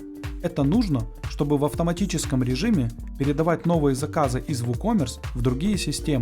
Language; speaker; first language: Russian; native; Russian